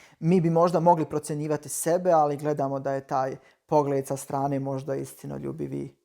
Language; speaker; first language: Bosnian; native; Bosnian